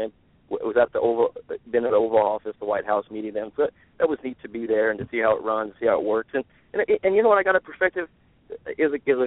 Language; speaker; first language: English; native; English